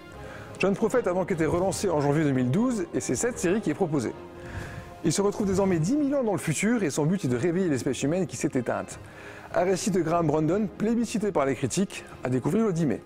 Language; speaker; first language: French; native; French